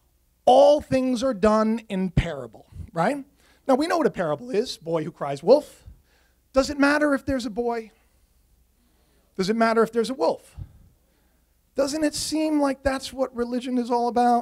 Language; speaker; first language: English; native; English